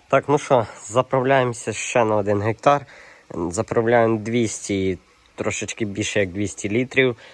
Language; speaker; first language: Ukrainian; native; Ukrainian